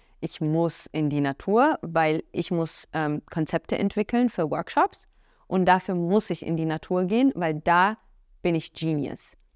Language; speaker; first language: German; early bilingual, other home language; Arabic